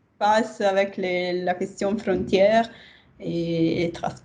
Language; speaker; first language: French; non-native, fluent; Italian